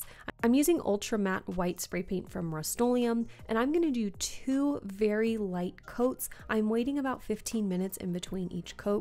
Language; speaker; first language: English; native; English